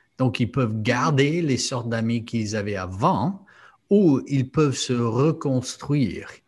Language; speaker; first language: French; non-native, fluent; English